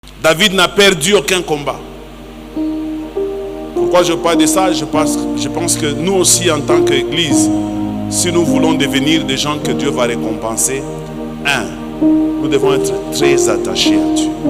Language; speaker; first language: French; non-native, local second language; Swahili